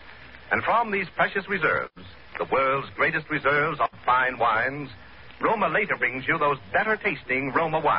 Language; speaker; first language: English; native; English